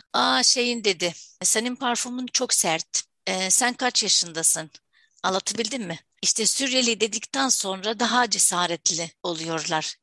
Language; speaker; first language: Turkish; non-native, fluent; Arabic